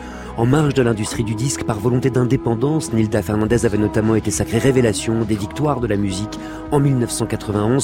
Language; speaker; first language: French; native; French